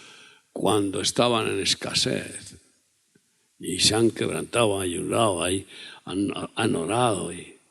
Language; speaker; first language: Spanish; native; Spanish